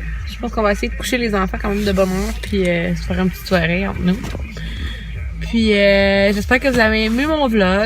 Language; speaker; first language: French; native; French